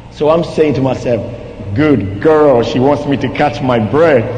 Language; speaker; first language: English; non-native, local second language; Akan